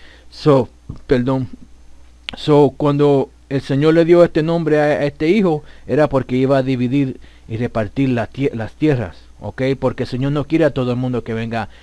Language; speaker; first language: Spanish; early bilingual, heritage; Spanish